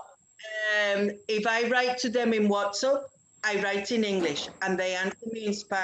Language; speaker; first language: English; non-native, fluent; Spanish